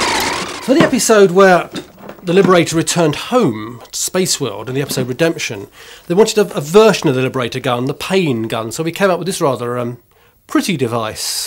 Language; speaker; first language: English; native; English